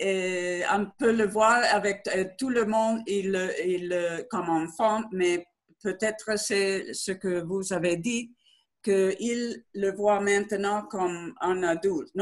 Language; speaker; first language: French; non-native, learner; Spanish